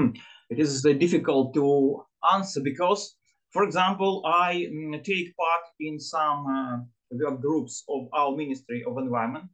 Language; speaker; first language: English; non-native, learner; Ukrainian